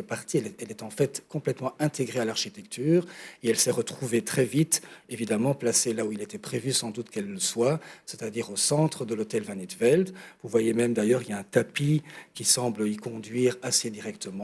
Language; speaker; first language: French; native; French